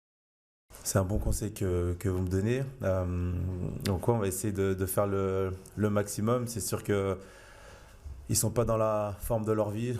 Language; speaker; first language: French; native; French